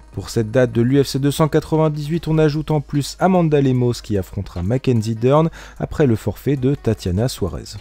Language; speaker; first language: French; native; French